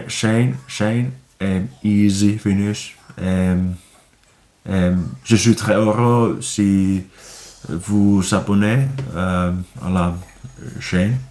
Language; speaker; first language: French; non-native, learner; Finnish